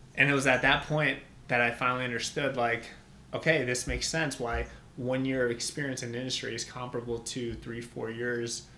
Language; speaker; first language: English; early bilingual, other home language; Albanian